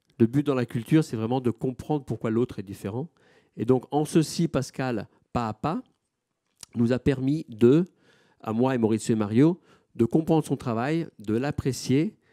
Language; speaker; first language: French; non-native, fluent; Italian